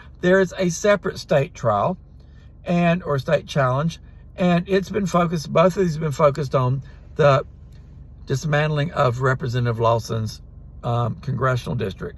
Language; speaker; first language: English; native; English